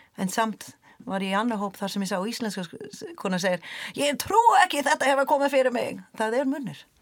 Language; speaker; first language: Icelandic; non-native, fluent; English